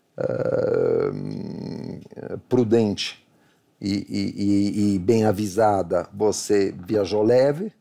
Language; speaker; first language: Portuguese; non-native, fluent; Italian